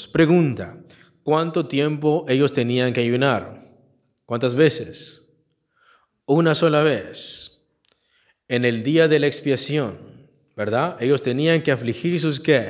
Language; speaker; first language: Spanish; native; Spanish